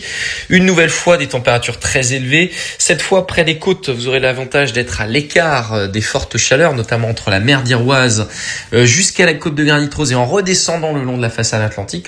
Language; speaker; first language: French; native; French